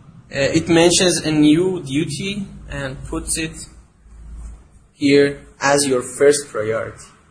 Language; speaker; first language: English; non-native, fluent; Persian